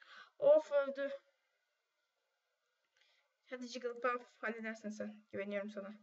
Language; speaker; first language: Turkish; native; Turkish